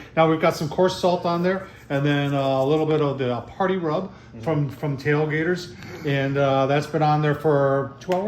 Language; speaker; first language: English; native; English